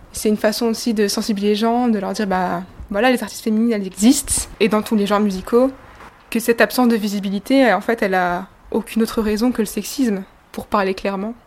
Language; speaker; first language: French; native; French